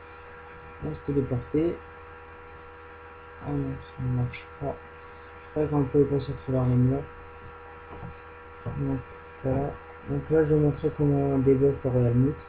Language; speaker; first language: French; native; French